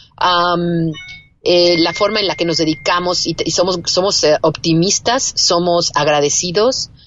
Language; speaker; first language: Spanish; native; Spanish